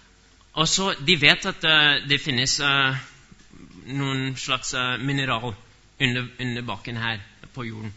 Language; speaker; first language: Swedish; non-native, fluent; English